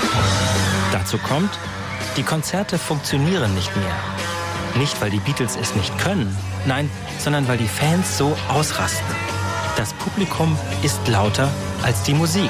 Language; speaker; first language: German; native; German